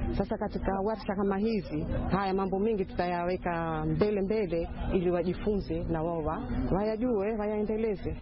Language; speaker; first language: Swahili; native; Swahili